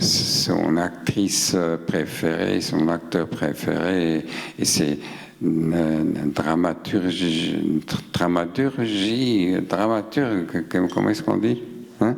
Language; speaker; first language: French; non-native, local second language; German